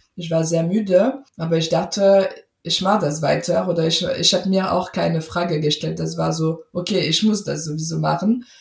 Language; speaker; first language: German; non-native, fluent; French